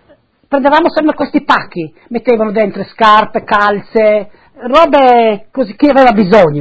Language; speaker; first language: Italian; non-native, local second language; Friulian